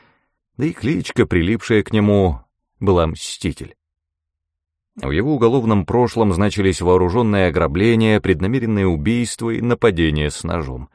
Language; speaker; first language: Russian; native; Russian